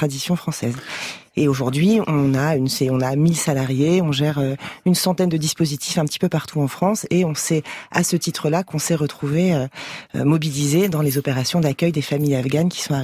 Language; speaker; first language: French; native; French